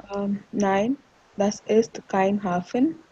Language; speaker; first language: German; non-native, learner; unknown